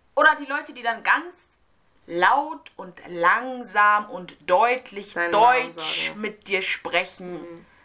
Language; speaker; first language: German; native; German